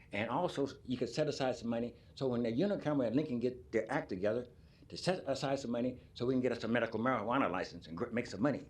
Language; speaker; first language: English; native; English